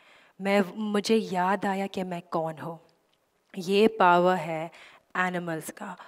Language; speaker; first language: Urdu; native; Urdu